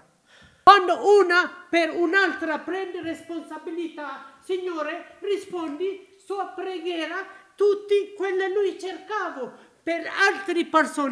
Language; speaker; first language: Italian; non-native, learner; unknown